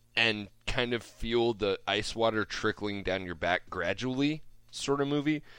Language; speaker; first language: English; native; English